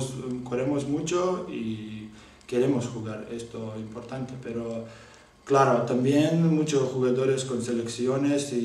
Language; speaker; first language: Spanish; non-native, learner; Lithuanian